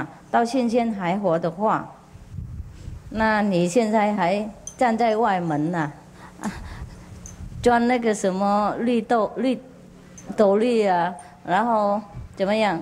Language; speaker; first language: Chinese; non-native, fluent; Vietnamese